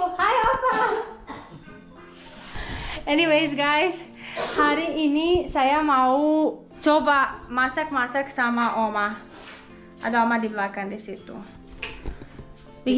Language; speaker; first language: Indonesian; non-native, learner; Serbian